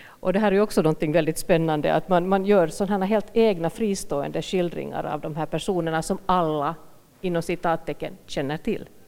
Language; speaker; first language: Swedish; native; Swedish